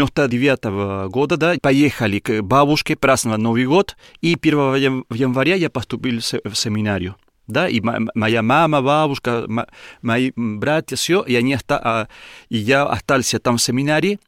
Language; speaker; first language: Russian; non-native, learner; Spanish